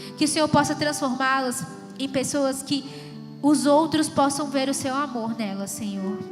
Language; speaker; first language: Portuguese; native; Portuguese